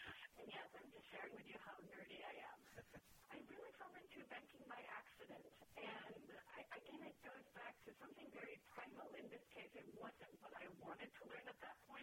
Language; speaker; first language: English; non-native, local second language; Filipino